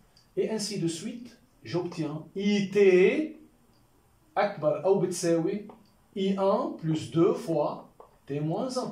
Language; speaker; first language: French; non-native, local second language; Arabic